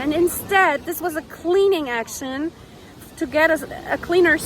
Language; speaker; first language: English; non-native, fluent; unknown